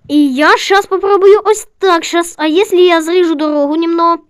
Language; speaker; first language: Russian; non-native, local second language; Ukrainian